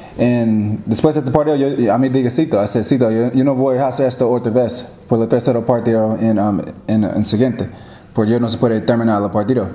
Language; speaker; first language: Spanish; non-native, learner; English